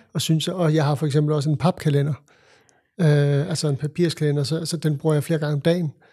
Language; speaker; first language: Danish; native; Danish